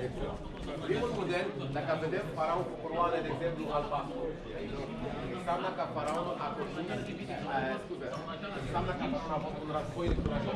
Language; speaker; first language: Romanian; non-native, learner; Arabic